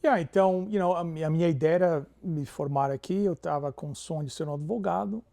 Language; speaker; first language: Portuguese; non-native, fluent; English